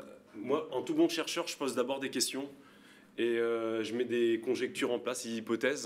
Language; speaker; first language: French; native; French